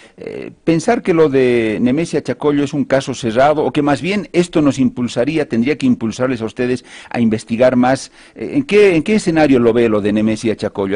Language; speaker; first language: Spanish; native; Spanish